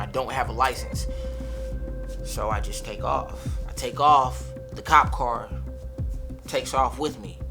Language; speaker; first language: English; early bilingual, other home language; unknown